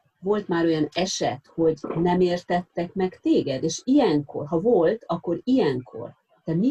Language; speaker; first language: Hungarian; non-native, fluent; Japanese